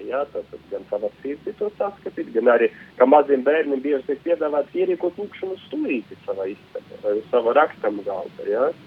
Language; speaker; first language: Latvian; non-native, local second language; Russian